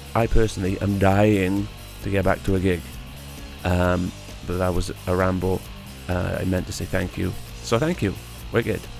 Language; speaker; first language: English; native; English